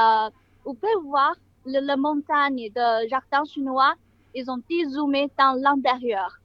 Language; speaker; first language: French; non-native, learner; Chinese